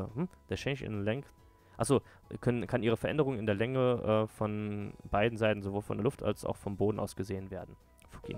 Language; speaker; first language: German; native; German